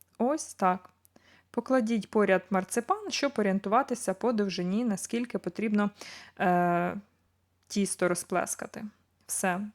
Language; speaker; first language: Ukrainian; native; Ukrainian